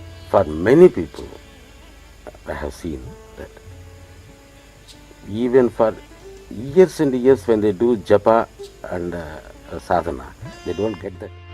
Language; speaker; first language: English; non-native, local second language; Telugu